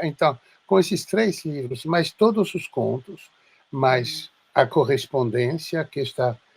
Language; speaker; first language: Portuguese; non-native, fluent; French